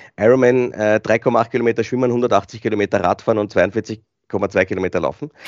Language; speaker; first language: German; native; German